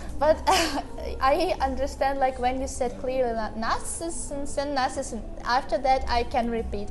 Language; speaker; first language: English; non-native, learner; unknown